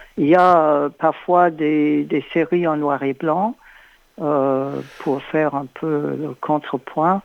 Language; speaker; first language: French; non-native, fluent; English